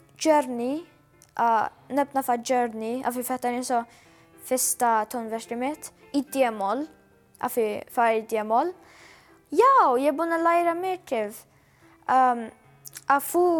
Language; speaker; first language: Icelandic; non-native, learner; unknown